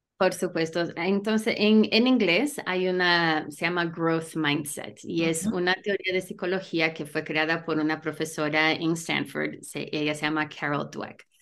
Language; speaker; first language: Spanish; early bilingual, heritage; Spanish